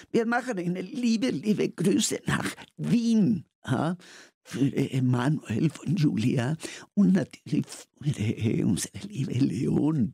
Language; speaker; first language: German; non-native, learner; Spanish